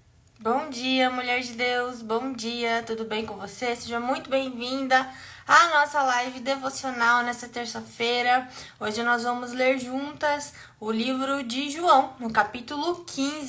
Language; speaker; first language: Portuguese; native; Portuguese